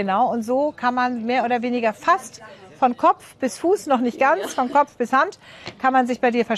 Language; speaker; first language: German; native; German